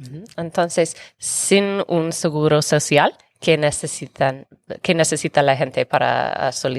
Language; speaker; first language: Spanish; non-native, fluent; English